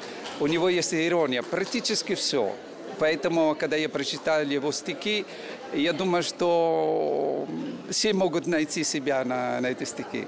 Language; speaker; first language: Russian; non-native, learner; Italian